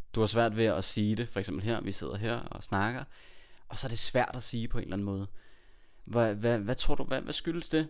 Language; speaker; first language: Danish; native; Danish